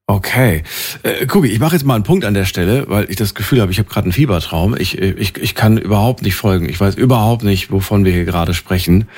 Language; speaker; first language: German; native; German